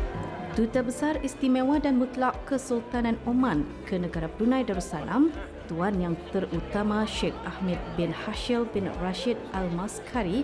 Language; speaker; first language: Malay; native; Malay